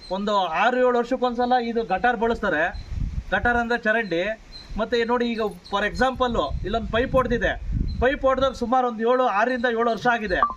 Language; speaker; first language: Kannada; native; Kannada